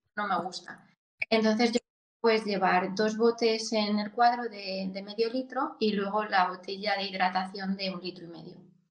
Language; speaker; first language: Spanish; native; Spanish